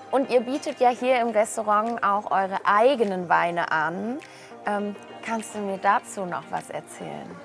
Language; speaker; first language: German; native; German